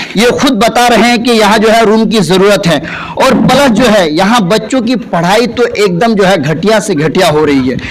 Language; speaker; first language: Hindi; non-native, local second language; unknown